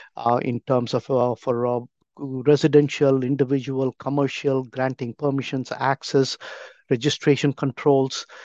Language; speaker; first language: English; non-native, local second language; Tamil